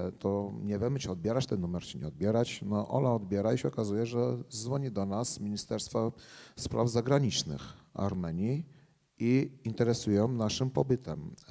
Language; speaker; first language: Polish; non-native, fluent; Armenian